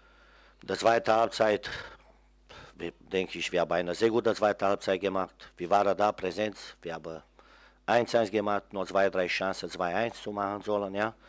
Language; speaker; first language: German; non-native, fluent; Romanian